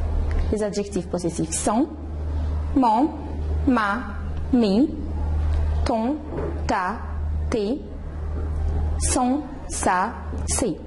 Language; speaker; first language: French; non-native, fluent; Arabic